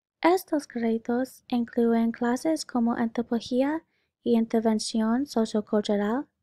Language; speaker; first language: Spanish; non-native, learner; English